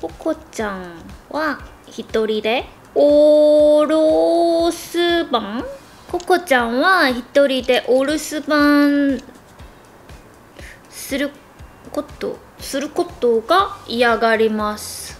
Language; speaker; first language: Japanese; non-native, learner; Korean